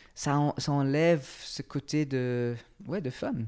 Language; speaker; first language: French; non-native, fluent; English